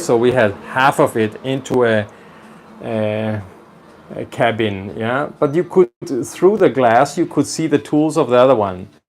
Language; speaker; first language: English; non-native, fluent; German